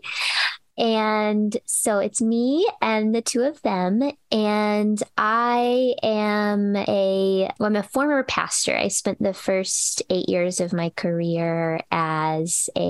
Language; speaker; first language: English; native; English